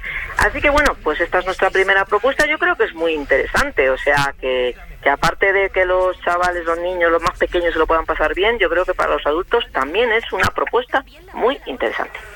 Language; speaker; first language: Spanish; native; Spanish